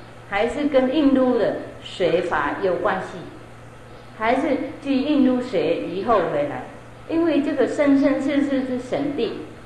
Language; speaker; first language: Chinese; non-native, fluent; Vietnamese